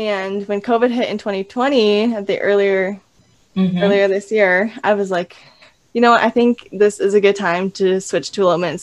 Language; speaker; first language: English; native; English